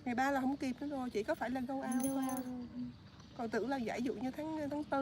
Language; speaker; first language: Vietnamese; native; Vietnamese